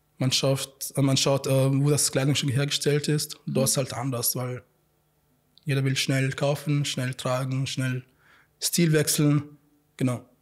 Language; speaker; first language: German; non-native, fluent; Arabic